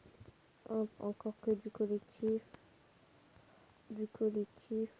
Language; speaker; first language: French; native; French